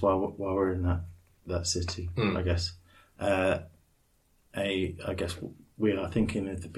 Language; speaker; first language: English; native; English